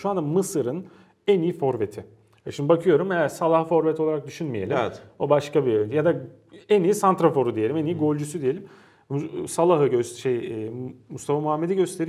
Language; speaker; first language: Turkish; native; Turkish